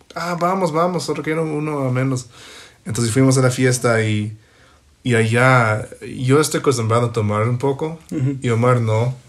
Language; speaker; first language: Spanish; non-native, fluent; English